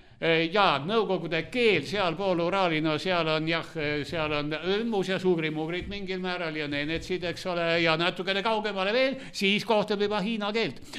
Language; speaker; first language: Estonian; non-native, local second language; Russian